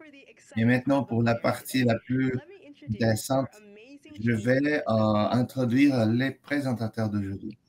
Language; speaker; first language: French; non-native, fluent; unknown